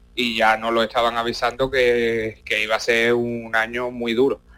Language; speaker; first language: Spanish; native; Spanish